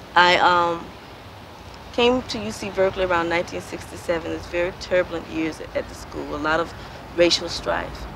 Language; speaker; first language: English; native; English